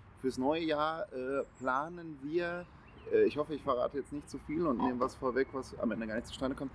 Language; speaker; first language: German; native; German